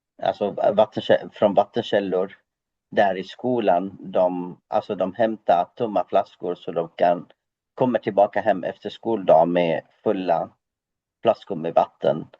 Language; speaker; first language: Swedish; non-native, fluent; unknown